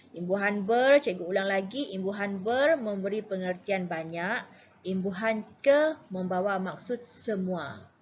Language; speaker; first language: Malay; native; Malay